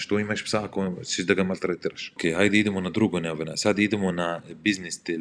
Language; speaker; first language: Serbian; non-native, learner; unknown